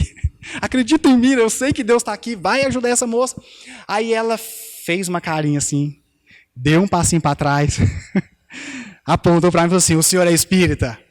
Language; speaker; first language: Portuguese; native; Portuguese